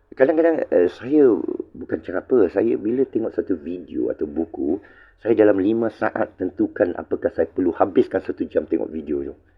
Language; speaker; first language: Malay; non-native, local second language; Chinese